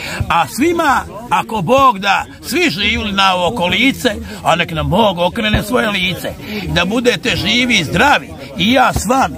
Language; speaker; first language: Serbian; native; Serbian